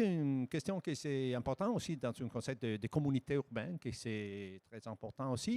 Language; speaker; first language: French; non-native, fluent; Italian